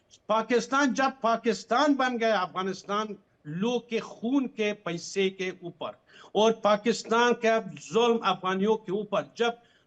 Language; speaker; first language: Hindi; non-native, fluent; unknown